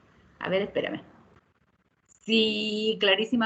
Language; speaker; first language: Spanish; native; Spanish